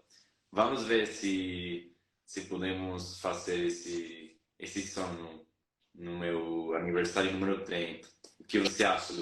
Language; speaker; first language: Portuguese; non-native, fluent; Spanish